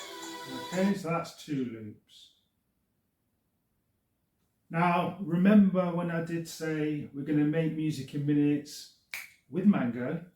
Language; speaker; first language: English; native; English